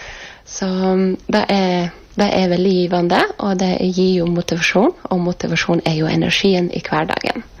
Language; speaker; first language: Norwegian; non-native, fluent; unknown